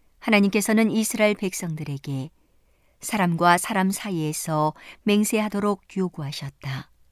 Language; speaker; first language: Korean; native; Korean